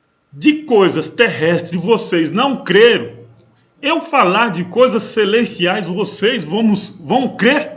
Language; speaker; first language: Portuguese; native; Portuguese